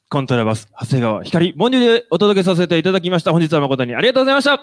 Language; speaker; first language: Japanese; native; Japanese